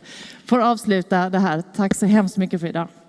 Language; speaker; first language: Swedish; native; Swedish